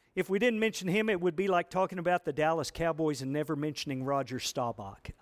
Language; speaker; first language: English; native; English